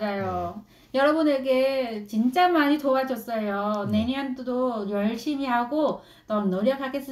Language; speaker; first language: Korean; non-native, local second language; Vietnamese